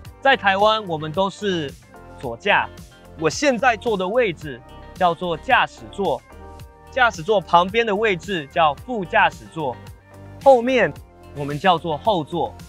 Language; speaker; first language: Chinese; native; Chinese